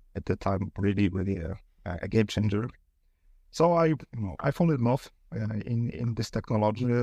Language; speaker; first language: English; non-native, fluent; Polish